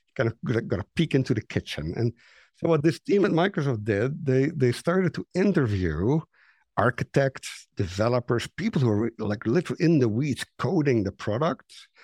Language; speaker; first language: English; non-native, fluent; Dutch